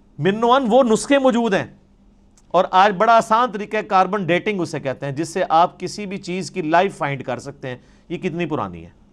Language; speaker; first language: Urdu; non-native, local second language; Punjabi